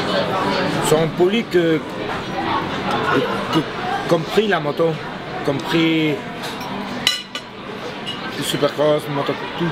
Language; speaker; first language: French; non-native, learner; Spanish